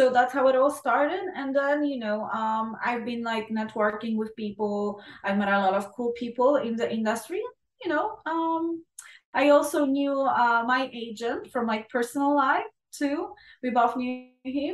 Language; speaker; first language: English; non-native, fluent; Italian